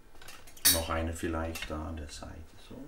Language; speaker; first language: German; non-native, fluent; Swedish